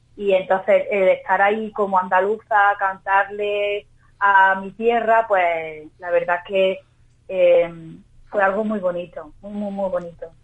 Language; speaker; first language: Spanish; native; Spanish